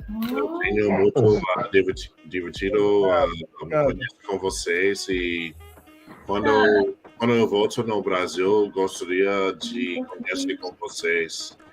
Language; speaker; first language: Portuguese; non-native, learner; English